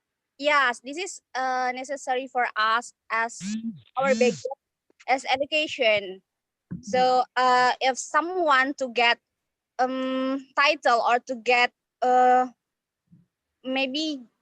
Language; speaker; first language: English; non-native, learner; Indonesian